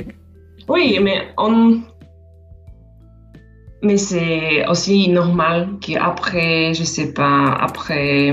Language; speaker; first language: French; non-native, fluent; Slovak